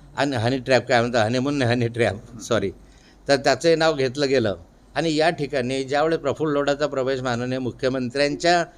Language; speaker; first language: Marathi; native; Marathi